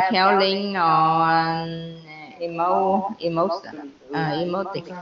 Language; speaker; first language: English; non-native, learner; Vietnamese